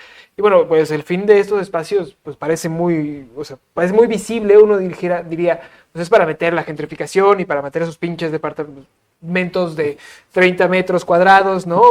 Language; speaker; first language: Spanish; native; Spanish